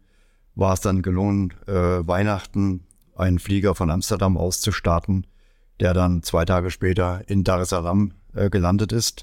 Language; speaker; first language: German; native; German